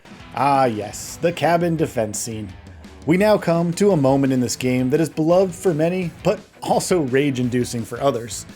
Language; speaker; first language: English; native; English